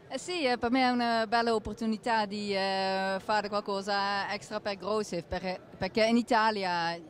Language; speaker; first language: Italian; non-native, fluent; Dutch